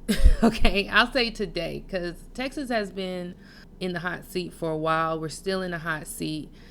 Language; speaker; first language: English; native; English